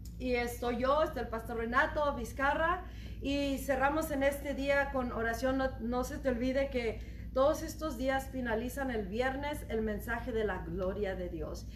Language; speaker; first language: Spanish; early bilingual, heritage; Spanish